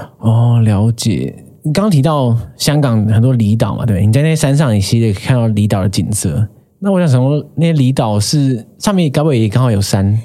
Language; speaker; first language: Chinese; native; Chinese